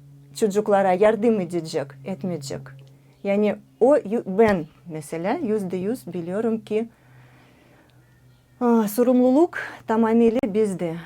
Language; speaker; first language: Turkish; non-native, learner; Russian